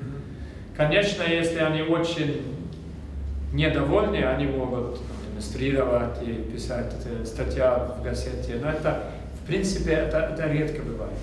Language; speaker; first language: Russian; non-native, fluent; Swedish